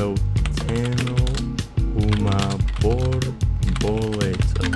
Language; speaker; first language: Portuguese; non-native, learner; English